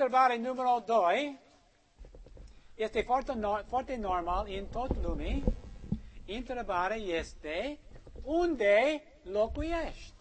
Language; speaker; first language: Romanian; non-native, learner; English